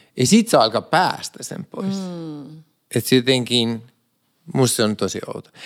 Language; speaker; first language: Finnish; early bilingual, other home language; Persian